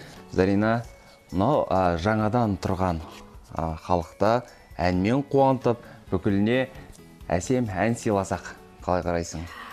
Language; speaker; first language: Kazakh; native; Kazakh